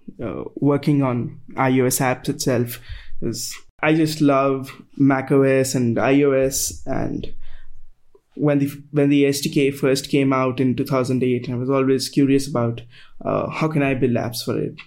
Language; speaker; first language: English; non-native, local second language; Hindi